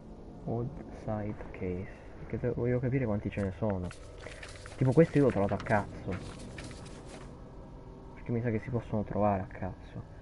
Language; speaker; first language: Italian; native; Italian